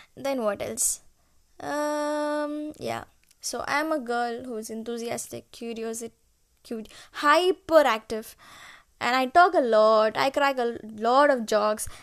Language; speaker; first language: English; non-native, local second language; Malayalam